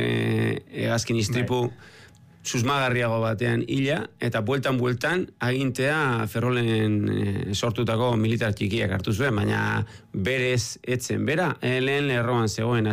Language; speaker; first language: Basque; native; Basque